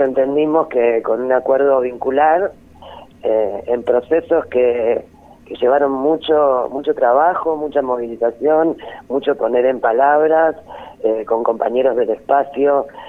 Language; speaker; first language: Spanish; native; Spanish